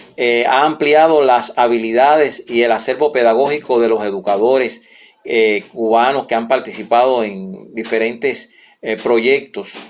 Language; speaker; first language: Spanish; native; Spanish